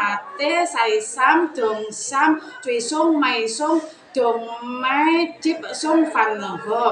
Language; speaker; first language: Cantonese; non-native, learner; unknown